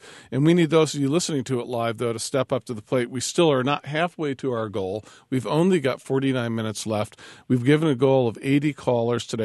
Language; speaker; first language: English; native; English